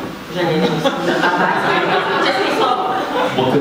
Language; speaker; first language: Czech; non-native, fluent; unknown